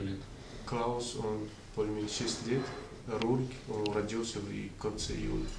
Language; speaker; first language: Russian; non-native, learner; Portuguese